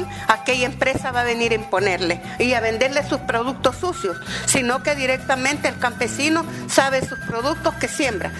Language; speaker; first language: Spanish; native; Spanish